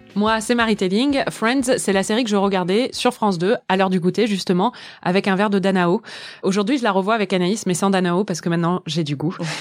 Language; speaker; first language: French; native; French